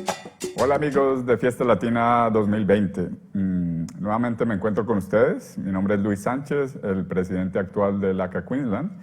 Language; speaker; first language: Spanish; native; Spanish